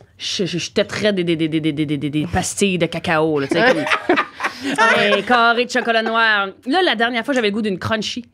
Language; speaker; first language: French; native; French